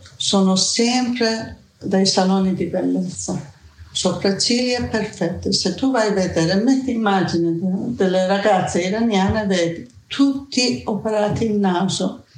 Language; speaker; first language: Italian; non-native, fluent; Persian